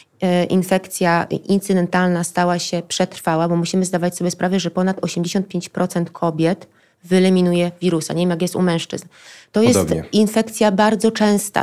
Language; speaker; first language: Polish; native; Polish